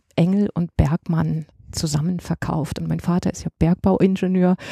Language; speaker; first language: German; native; German